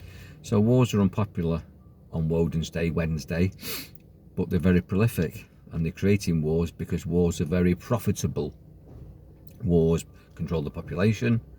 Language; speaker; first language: English; native; English